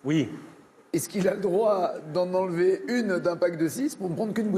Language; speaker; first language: French; native; French